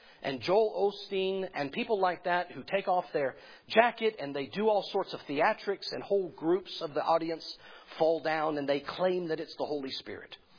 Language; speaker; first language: English; native; English